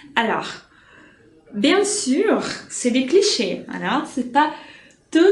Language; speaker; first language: French; non-native, fluent; Portuguese